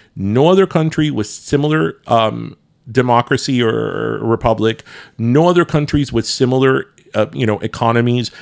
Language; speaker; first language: English; early bilingual, other home language; Spanish